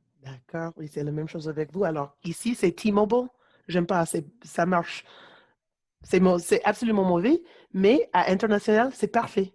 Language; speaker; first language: French; non-native, learner; English